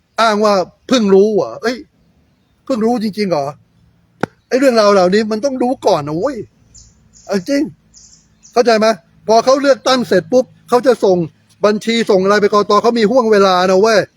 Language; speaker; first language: Thai; native; Thai